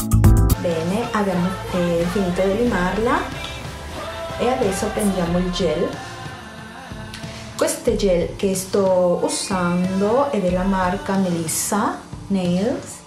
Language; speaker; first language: Italian; non-native, fluent; Spanish